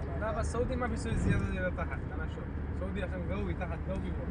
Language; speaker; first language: Arabic; non-native, learner; Bangla